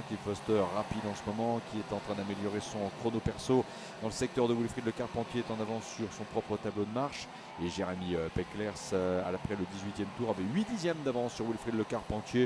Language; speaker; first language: French; native; French